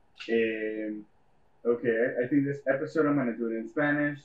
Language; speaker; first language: English; early bilingual, other home language; Spanish